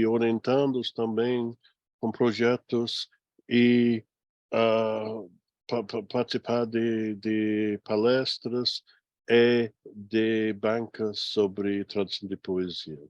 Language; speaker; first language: Portuguese; non-native, fluent; English